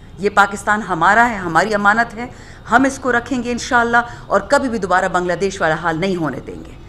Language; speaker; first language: Urdu; non-native, local second language; Pashto